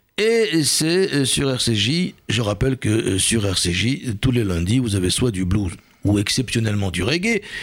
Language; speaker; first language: French; native; French